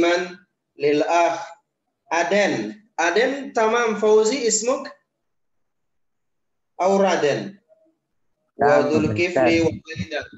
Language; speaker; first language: Arabic; non-native, fluent; Indonesian